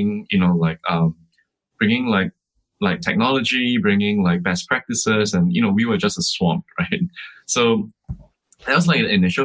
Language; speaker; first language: English; native; English